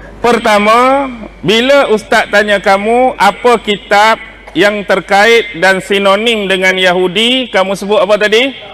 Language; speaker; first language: Malay; native; Malay